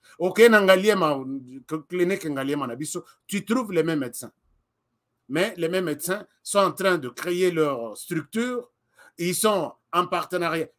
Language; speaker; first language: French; non-native, local second language; Lingala